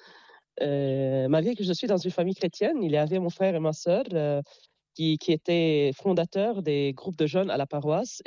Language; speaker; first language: French; non-native, local second language; Arabic